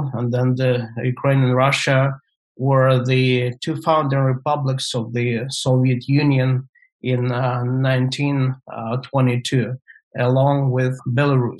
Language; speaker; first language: English; non-native, fluent; Russian